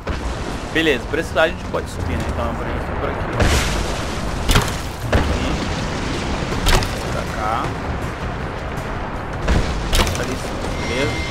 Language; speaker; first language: Portuguese; native; Portuguese